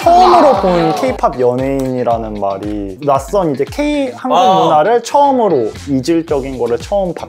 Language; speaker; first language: Korean; native; Korean